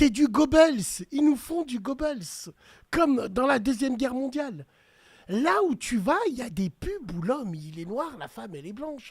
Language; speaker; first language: French; native; French